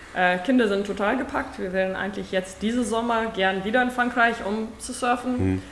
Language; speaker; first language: German; non-native, fluent; Afrikaans